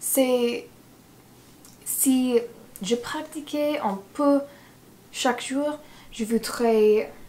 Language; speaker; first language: French; non-native, learner; English